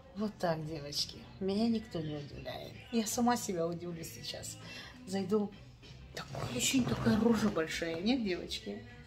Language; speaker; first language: Russian; native; Russian